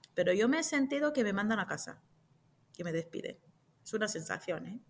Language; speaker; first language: Spanish; non-native, fluent; Hebrew